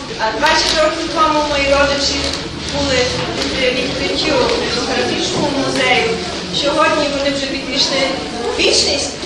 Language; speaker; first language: Ukrainian; early bilingual, heritage; Ukrainian